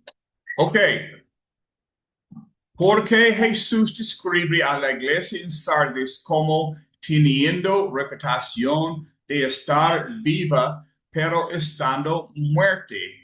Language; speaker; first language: Spanish; non-native, learner; English